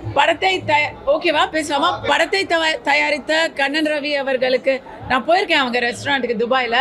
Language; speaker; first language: Tamil; native; Tamil